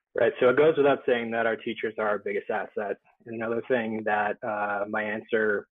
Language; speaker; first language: English; native; English